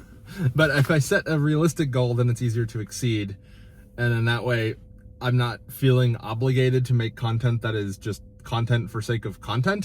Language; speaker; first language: English; native; English